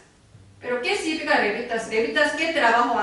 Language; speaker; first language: Spanish; non-native, learner; Korean